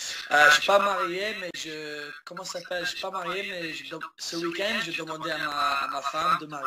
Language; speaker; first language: French; early bilingual, heritage; English